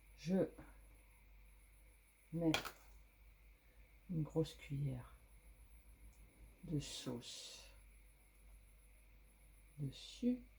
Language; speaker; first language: French; native; French